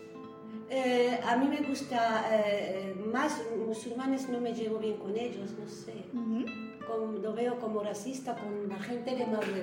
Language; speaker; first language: Spanish; non-native, learner; Arabic